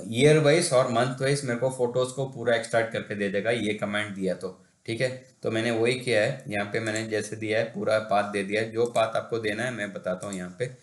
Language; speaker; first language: Hindi; non-native, local second language; Tamil